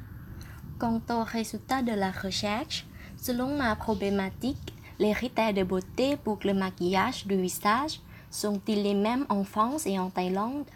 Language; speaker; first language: French; non-native, fluent; Thai